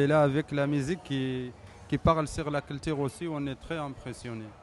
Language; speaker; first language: French; non-native, local second language; Tamasheq